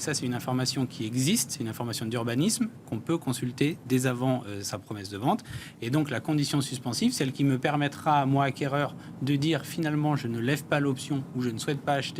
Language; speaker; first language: French; native; French